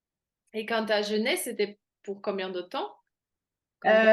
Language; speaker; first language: French; non-native, fluent; Slovak